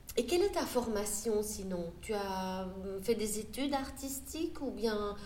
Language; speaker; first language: French; native; French